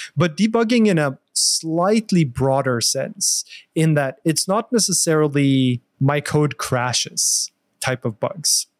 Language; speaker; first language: English; non-native, fluent; Norwegian